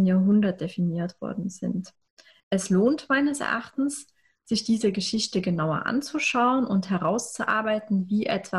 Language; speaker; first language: German; native; German